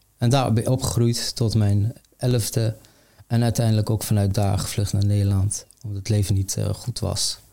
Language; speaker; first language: Dutch; early bilingual, other home language; Armenian